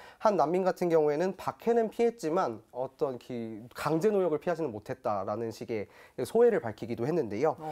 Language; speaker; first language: Korean; native; Korean